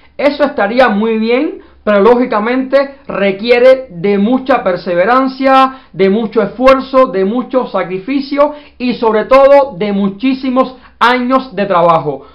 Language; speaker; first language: Spanish; native; Spanish